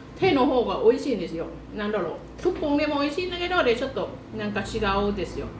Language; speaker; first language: Japanese; non-native, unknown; Thai